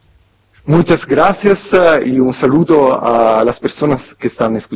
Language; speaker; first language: Spanish; non-native, fluent; Italian